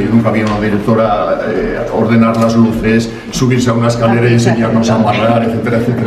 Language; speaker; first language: Spanish; native; Spanish